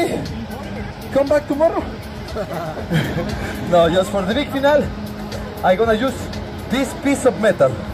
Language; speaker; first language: English; non-native, learner; Spanish